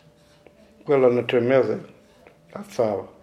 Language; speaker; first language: Italian; non-native, local second language; Sicilian